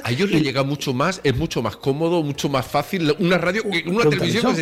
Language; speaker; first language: Spanish; native; Spanish